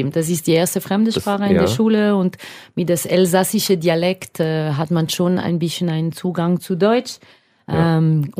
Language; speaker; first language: German; non-native, fluent; French